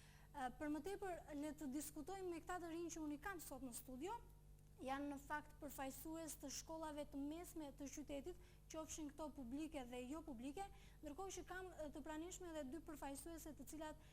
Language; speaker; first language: Albanian; native; Albanian